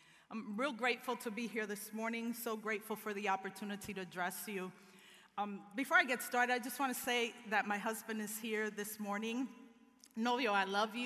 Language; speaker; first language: English; early bilingual, other home language; Spanish